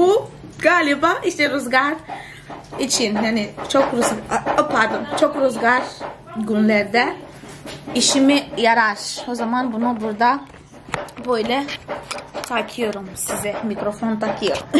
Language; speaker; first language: Turkish; non-native, fluent; Portuguese